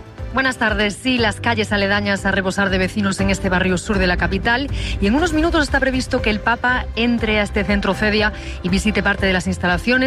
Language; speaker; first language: Spanish; native; Spanish